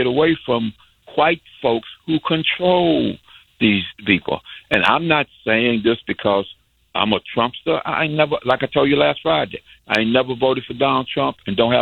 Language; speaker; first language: English; native; English